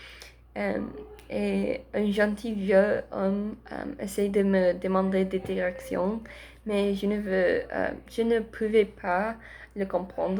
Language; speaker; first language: French; non-native, learner; Spanish